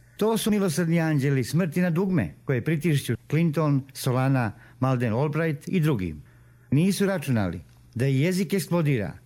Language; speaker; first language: Serbian; native; Serbian